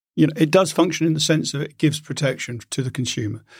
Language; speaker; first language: English; native; English